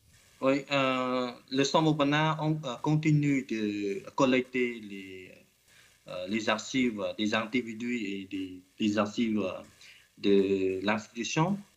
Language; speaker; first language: French; non-native, learner; Khmer